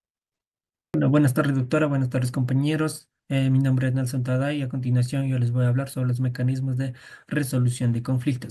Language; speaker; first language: Spanish; native; Spanish